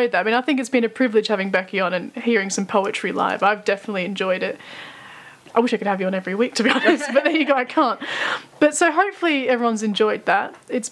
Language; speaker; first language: English; native; English